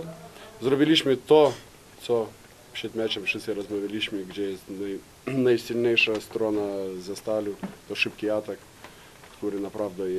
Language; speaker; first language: Polish; non-native, fluent; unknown